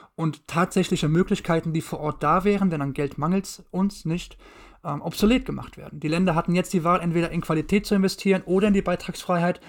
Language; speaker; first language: German; native; German